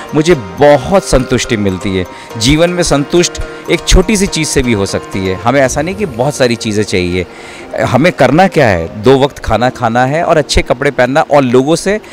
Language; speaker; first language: Hindi; native; Hindi